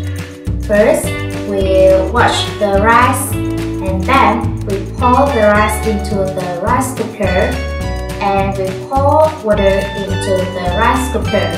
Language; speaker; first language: English; non-native, learner; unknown